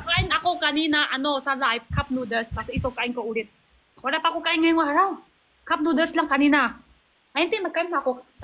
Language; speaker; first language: Filipino; non-native, learner; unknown